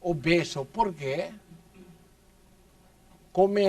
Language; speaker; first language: Spanish; non-native, learner; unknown